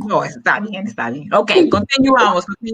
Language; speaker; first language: Spanish; non-native, learner; English